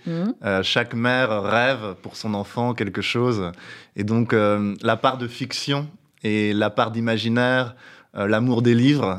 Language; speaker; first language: French; native; French